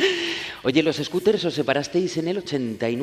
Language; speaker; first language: Spanish; native; Spanish